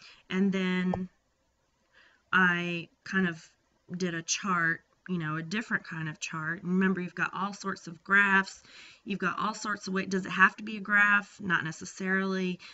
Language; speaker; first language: English; native; English